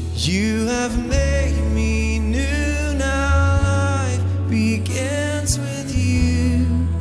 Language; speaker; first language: English; native; English